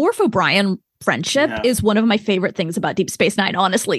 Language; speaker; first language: English; native; English